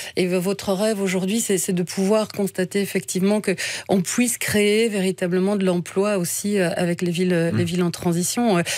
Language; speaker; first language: French; native; French